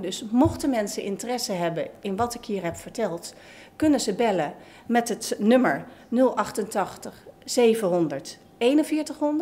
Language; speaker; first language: Dutch; native; Dutch